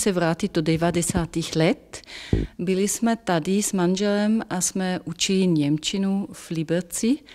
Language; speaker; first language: Czech; non-native, fluent; German